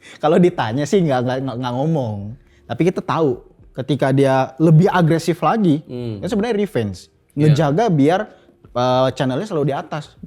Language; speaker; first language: Indonesian; native; Indonesian